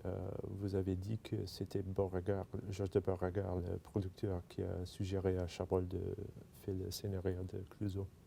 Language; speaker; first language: French; non-native, fluent; English